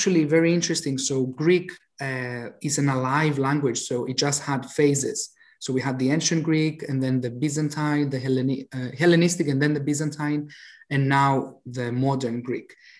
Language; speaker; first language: English; non-native, fluent; Greek